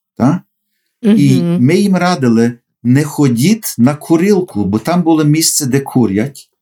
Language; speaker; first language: Ukrainian; early bilingual, heritage; Ukrainian